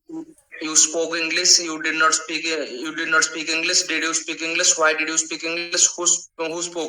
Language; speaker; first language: English; non-native, learner; Hindi